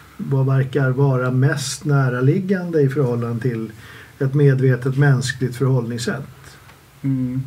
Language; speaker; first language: Swedish; native; Swedish